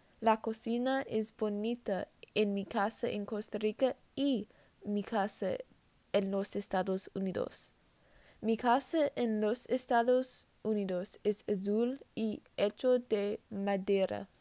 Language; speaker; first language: Spanish; non-native, learner; English